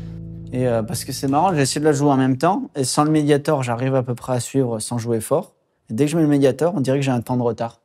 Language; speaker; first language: French; native; French